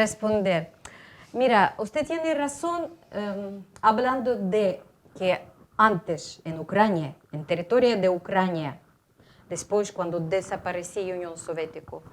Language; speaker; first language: Spanish; non-native, fluent; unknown